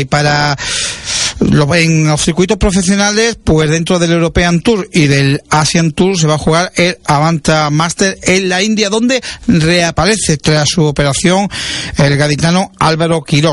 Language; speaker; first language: Spanish; native; Spanish